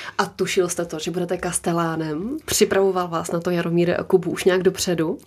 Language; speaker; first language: Czech; native; Czech